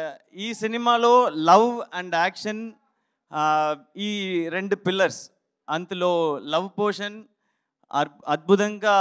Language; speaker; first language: Telugu; non-native, learner; Tamil